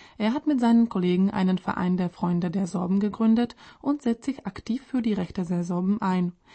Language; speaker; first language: German; non-native, fluent; Czech